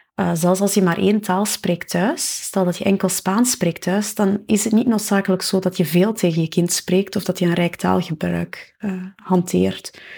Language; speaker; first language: Dutch; native; Dutch